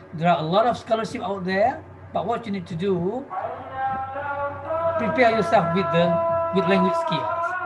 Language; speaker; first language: English; non-native, fluent; Indonesian